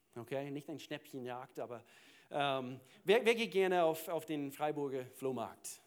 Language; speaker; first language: German; non-native, fluent; English